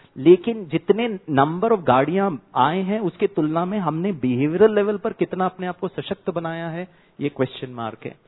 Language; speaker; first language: Hindi; non-native, local second language; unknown